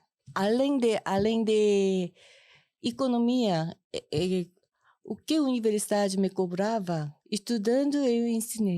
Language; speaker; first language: Portuguese; non-native, fluent; Korean